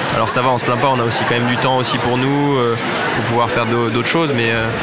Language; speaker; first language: French; native; French